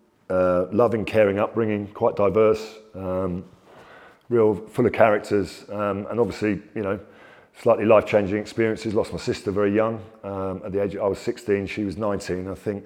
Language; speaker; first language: English; native; English